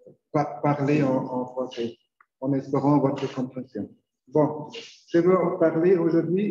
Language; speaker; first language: French; non-native, learner; Spanish